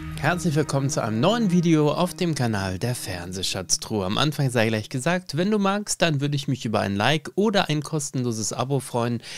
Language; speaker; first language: German; native; German